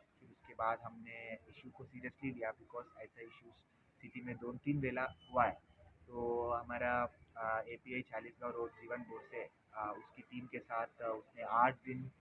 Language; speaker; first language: Hindi; non-native, local second language; Marathi